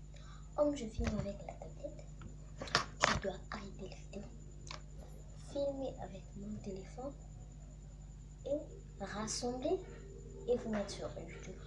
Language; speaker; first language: French; non-native, local second language; Lingala